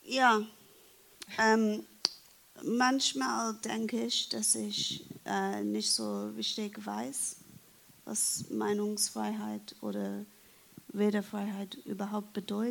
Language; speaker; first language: German; non-native, fluent; English